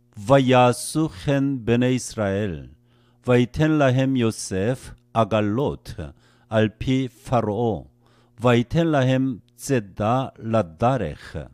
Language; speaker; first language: Hebrew; non-native, fluent; Korean